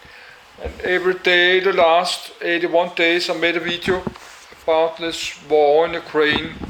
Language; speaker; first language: English; non-native, learner; Danish